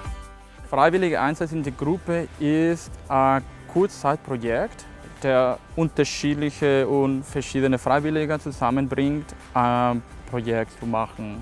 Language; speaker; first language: German; non-native, fluent; Spanish